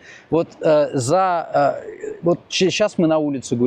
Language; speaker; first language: Russian; native; Russian